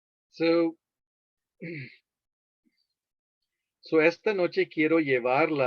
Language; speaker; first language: Spanish; non-native, fluent; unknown